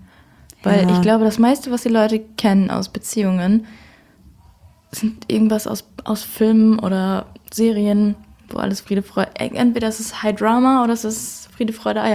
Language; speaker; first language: German; native; German